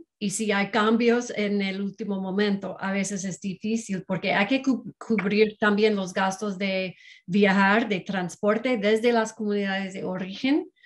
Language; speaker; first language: Spanish; non-native, fluent; English